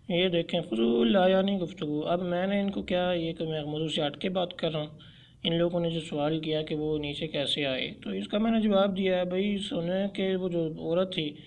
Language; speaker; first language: Hindi; non-native, local second language; Punjabi